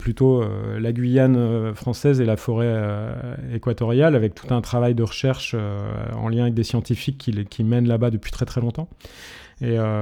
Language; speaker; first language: French; native; French